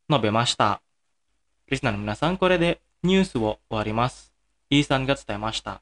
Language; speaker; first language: Japanese; non-native, fluent; Indonesian